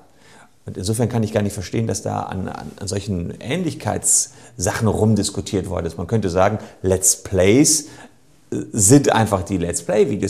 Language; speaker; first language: German; native; German